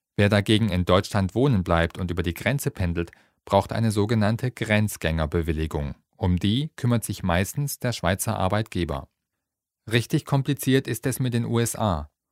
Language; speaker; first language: German; native; German